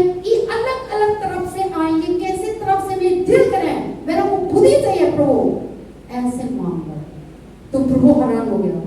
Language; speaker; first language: Hindi; non-native, local second language; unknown